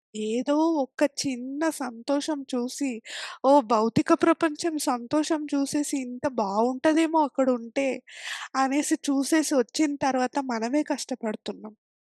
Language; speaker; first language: Telugu; non-native, fluent; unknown